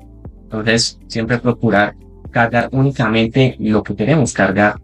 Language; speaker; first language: Spanish; native; Spanish